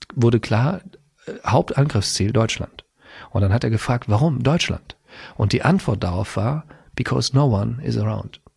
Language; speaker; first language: German; native; German